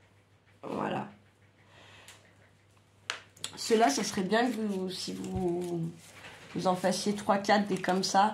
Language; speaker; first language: French; native; French